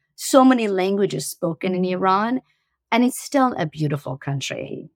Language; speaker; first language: English; early bilingual, other home language; Persian